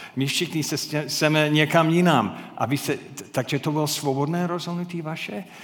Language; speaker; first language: Czech; non-native, fluent; English